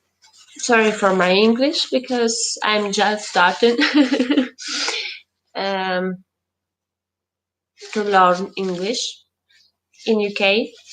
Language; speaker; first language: English; non-native, learner; Ukrainian